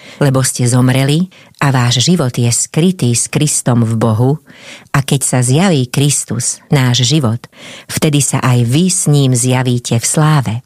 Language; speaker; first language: Slovak; native; Slovak